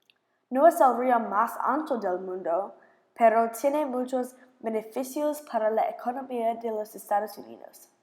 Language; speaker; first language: Spanish; non-native, learner; English